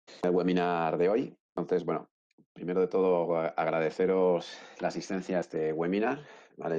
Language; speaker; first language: Spanish; native; Spanish